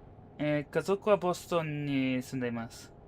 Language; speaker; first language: Japanese; non-native, learner; English